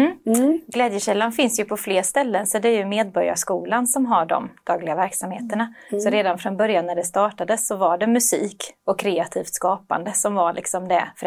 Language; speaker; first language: Swedish; native; Swedish